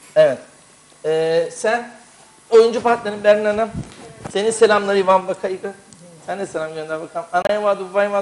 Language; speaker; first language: Turkish; native; Turkish